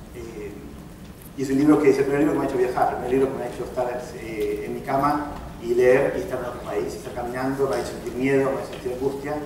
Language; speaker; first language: Spanish; native; Spanish